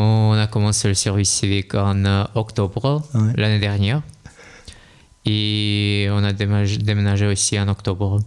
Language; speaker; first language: French; non-native, learner; Russian